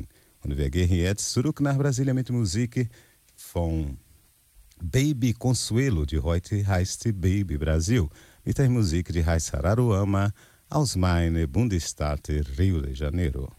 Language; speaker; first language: German; non-native, learner; Portuguese